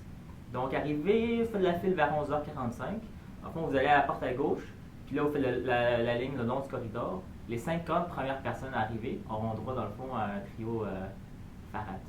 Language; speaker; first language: French; native; French